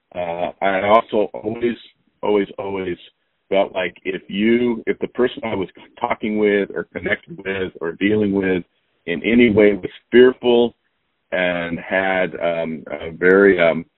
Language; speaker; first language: English; native; English